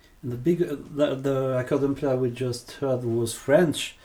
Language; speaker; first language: English; non-native, fluent; French